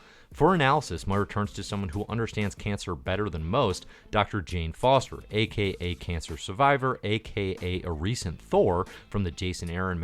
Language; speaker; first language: English; native; English